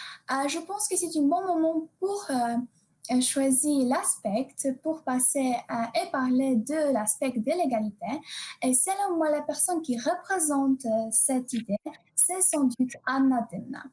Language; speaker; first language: French; non-native, learner; Polish